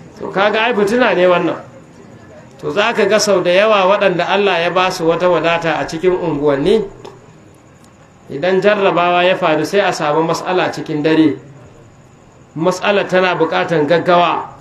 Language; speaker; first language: Hausa; native; Hausa